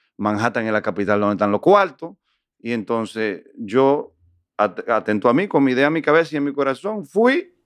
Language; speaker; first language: Spanish; native; Spanish